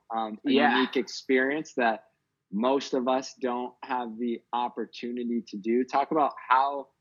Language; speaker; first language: English; native; English